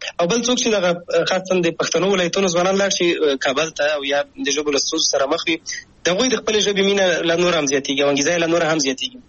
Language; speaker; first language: Pashto; native; Pashto